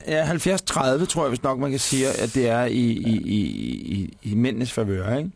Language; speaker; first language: Danish; native; Danish